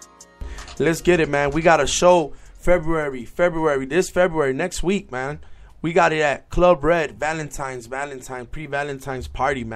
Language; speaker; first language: English; native; English